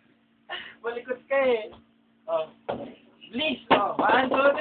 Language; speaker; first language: Filipino; native; Filipino